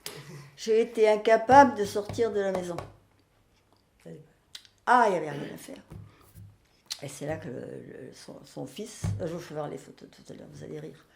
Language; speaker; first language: French; native; French